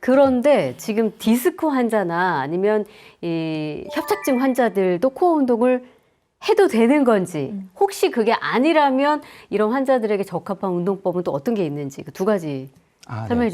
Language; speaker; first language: Korean; native; Korean